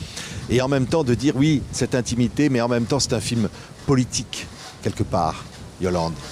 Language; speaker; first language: French; native; French